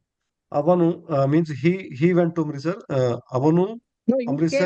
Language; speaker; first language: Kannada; non-native, learner; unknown